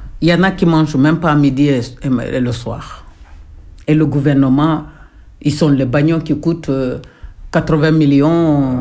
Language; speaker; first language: French; non-native, local second language; Jola-Fonyi